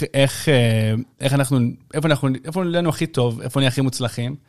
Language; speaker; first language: Hebrew; native; Hebrew